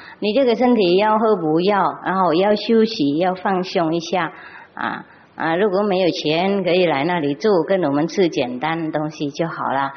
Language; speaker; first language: Chinese; non-native, fluent; Vietnamese